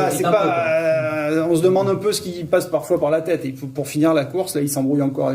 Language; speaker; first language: French; native; French